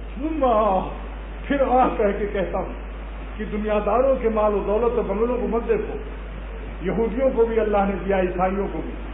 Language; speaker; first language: Urdu; native; Urdu